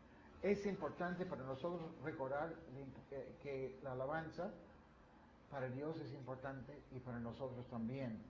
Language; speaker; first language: Spanish; non-native, fluent; English